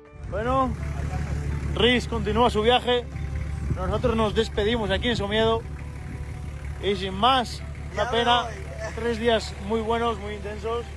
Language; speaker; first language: Spanish; native; Spanish